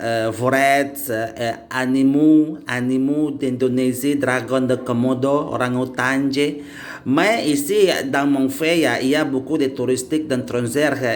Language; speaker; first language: French; non-native, learner; Indonesian